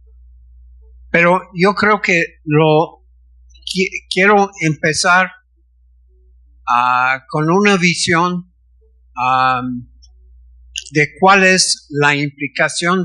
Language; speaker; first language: Spanish; non-native, fluent; English